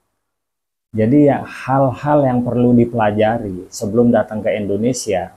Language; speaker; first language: Indonesian; native; Indonesian